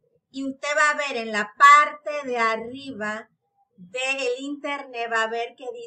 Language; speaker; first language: Spanish; native; Spanish